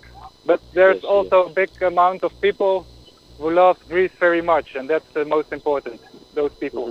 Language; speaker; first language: English; non-native, fluent; Dutch